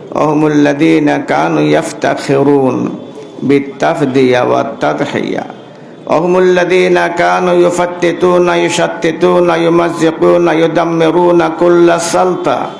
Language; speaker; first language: Arabic; non-native, fluent; Bangla